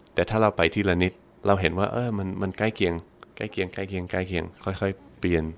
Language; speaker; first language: Thai; non-native, fluent; English